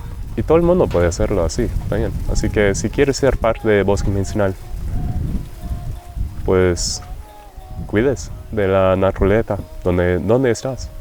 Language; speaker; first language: Spanish; non-native, fluent; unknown